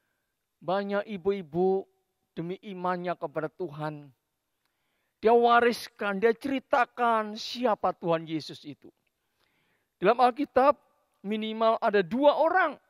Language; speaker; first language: Indonesian; native; Indonesian